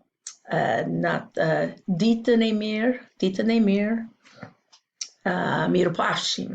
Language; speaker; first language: Albanian; non-native, learner; English